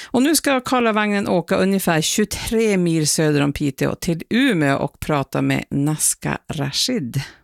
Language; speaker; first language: Swedish; native; Swedish